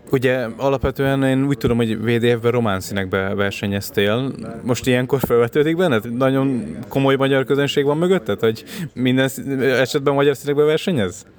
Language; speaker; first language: Hungarian; native; Hungarian